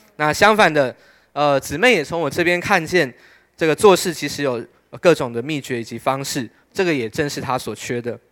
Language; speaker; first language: Chinese; native; Chinese